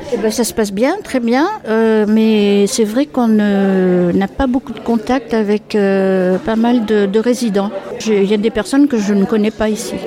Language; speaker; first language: French; native; French